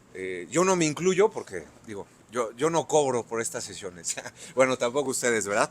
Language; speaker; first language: Spanish; native; Spanish